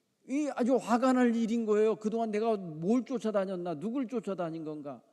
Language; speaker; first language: Korean; native; Korean